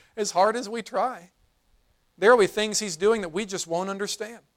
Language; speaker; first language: English; native; English